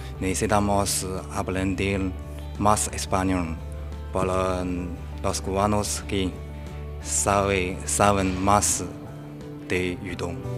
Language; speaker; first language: Spanish; non-native, learner; Chinese